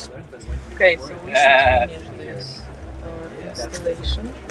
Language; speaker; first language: English; non-native, fluent; Ukrainian